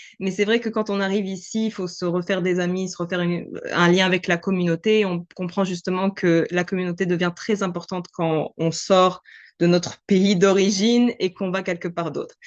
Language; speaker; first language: French; non-native, local second language; Arabic